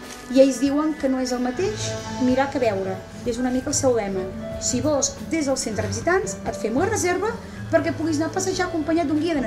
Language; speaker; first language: Catalan; native; Catalan